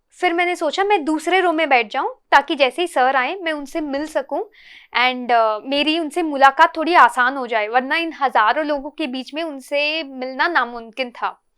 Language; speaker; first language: Hindi; non-native, local second language; Telugu